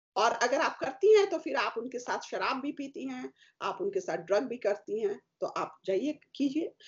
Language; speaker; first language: Hindi; native; Hindi